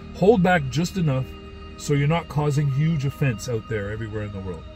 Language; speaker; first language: English; native; English